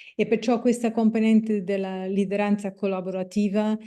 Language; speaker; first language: Italian; non-native, fluent; Portuguese